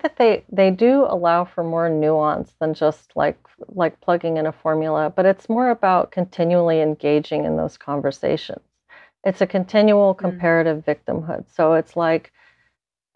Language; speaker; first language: English; native; English